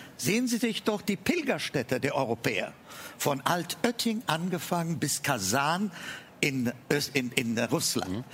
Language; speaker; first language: German; non-native, fluent; Amharic